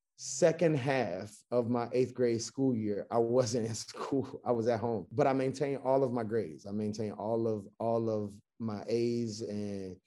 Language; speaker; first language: English; native; English